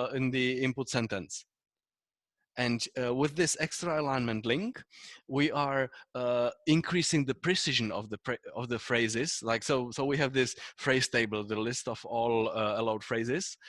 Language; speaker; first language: English; non-native, fluent; Czech